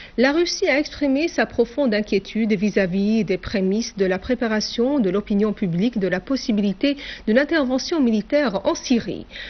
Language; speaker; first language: French; non-native, fluent; Arabic